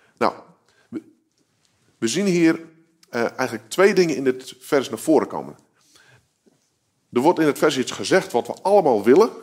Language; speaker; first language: Dutch; native; Dutch